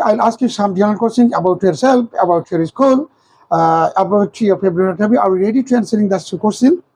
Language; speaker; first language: English; non-native, local second language; Bangla